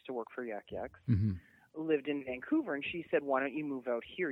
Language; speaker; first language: English; native; English